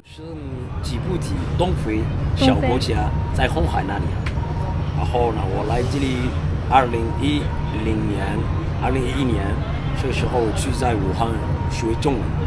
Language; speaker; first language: Chinese; non-native, learner; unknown